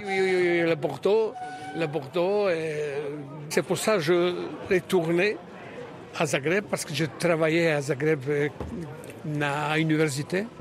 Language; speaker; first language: French; non-native, learner; Croatian